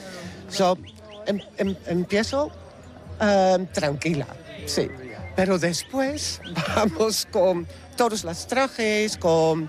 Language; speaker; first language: Spanish; non-native, learner; Dutch